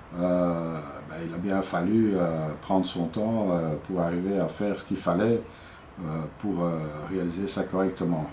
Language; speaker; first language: French; native; French